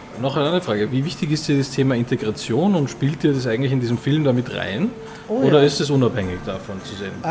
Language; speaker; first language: German; native; German